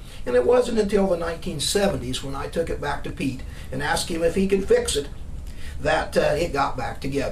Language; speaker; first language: English; native; English